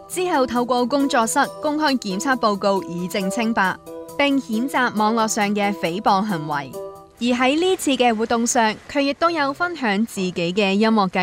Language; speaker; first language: Chinese; native; Chinese